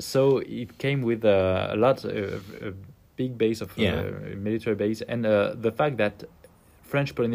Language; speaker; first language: English; non-native, fluent; French